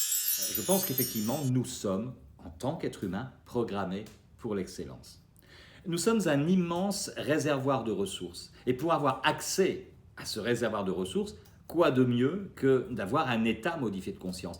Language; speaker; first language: French; native; French